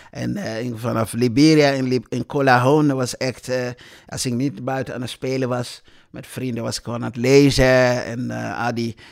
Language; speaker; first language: Dutch; non-native, fluent; English